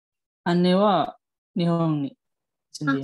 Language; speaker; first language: Japanese; non-native, learner; Indonesian